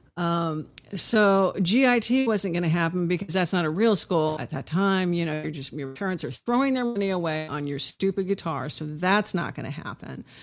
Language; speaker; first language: English; native; English